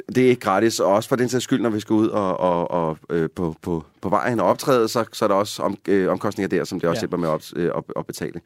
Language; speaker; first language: Danish; native; Danish